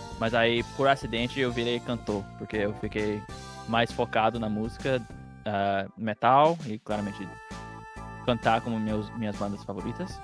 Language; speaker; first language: Portuguese; early bilingual, heritage; Portuguese